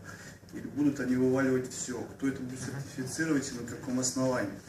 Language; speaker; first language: Russian; native; Russian